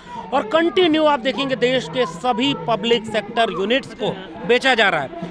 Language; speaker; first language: Hindi; native; Hindi